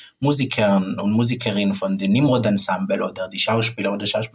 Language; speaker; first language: German; non-native, fluent; Hebrew